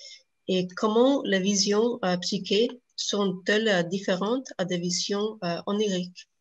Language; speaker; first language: French; non-native, fluent; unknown